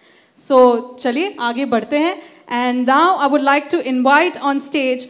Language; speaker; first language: Hindi; native; Hindi